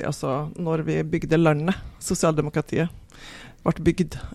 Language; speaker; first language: Norwegian; native; Norwegian